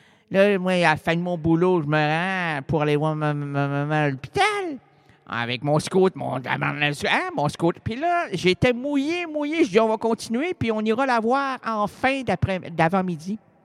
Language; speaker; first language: French; native; French